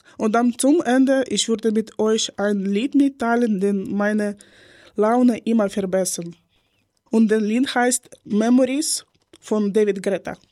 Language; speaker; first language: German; non-native, learner; Ukrainian